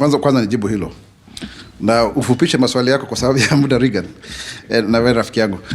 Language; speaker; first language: Swahili; non-native, local second language; Kikuyu